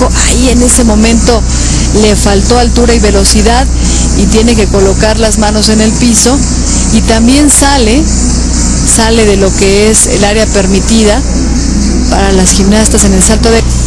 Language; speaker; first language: Spanish; native; Spanish